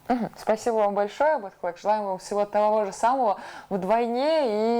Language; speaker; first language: Russian; native; Russian